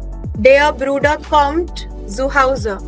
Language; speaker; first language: German; non-native, fluent; Hindi